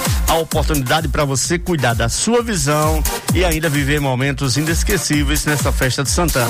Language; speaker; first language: Portuguese; native; Portuguese